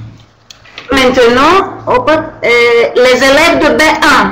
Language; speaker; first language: French; non-native, learner; Greek